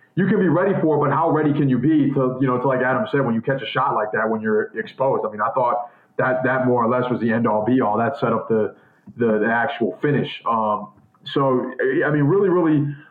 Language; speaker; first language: English; native; English